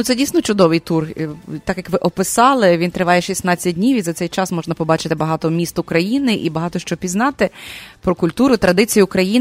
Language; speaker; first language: Ukrainian; native; Ukrainian